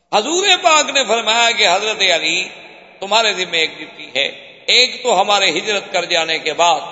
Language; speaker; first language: Urdu; native; Urdu